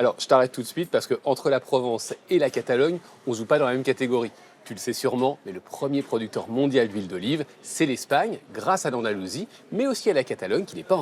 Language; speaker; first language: French; native; French